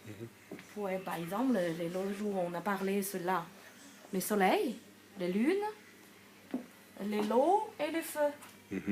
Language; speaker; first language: French; non-native, learner; Chinese